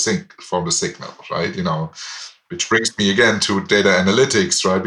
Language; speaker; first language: English; non-native, fluent; German